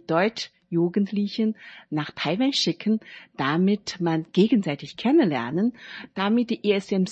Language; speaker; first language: German; non-native, learner; Chinese